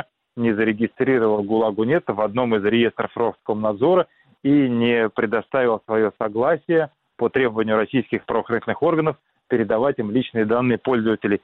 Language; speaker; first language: Russian; native; Russian